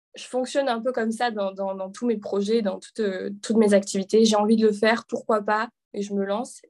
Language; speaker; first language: French; native; French